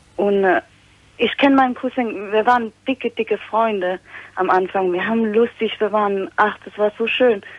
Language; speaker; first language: German; early bilingual, other home language; Italian